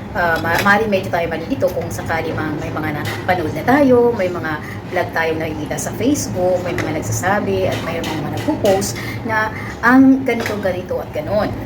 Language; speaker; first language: Filipino; native; Filipino